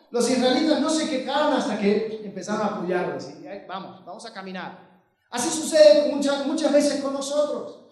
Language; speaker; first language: Spanish; early bilingual, heritage; Spanish